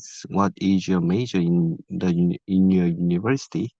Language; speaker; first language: English; non-native, learner; Korean